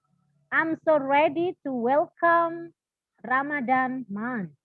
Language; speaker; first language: English; non-native, fluent; Indonesian